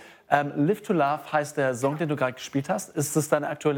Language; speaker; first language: German; native; German